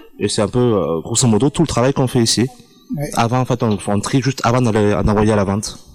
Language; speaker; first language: French; native; French